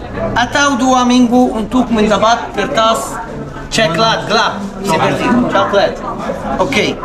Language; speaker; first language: Indonesian; non-native, learner; Arabic